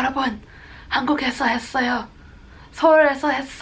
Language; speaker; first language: Korean; early bilingual, heritage; Korean